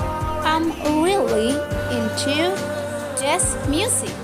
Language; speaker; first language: English; non-native, fluent; Indonesian